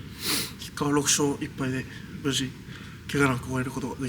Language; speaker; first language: Japanese; native; Japanese